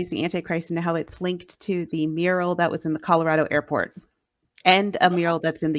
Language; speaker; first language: English; native; English